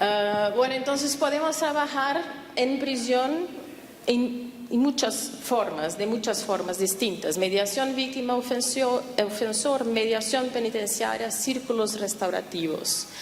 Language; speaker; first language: Spanish; non-native, fluent; Portuguese